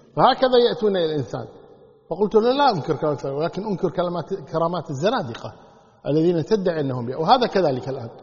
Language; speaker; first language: Arabic; native; Arabic